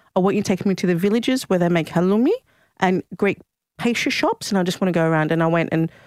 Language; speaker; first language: English; non-native, local second language; Greek